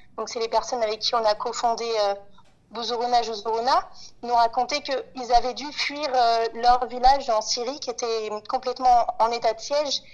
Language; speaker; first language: French; native; French